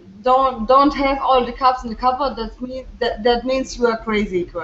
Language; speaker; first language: English; non-native, learner; French